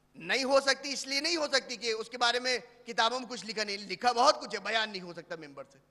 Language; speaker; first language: Urdu; native; Urdu